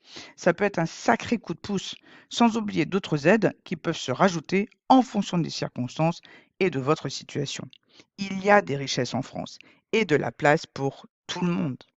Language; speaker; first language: French; native; French